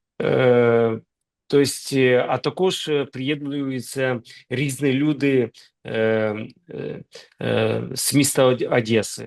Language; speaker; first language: Ukrainian; non-native, local second language; Russian